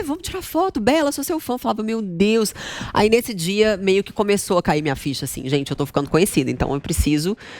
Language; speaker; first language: Portuguese; native; Portuguese